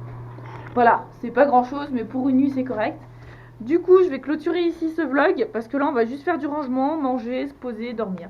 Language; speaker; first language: French; native; French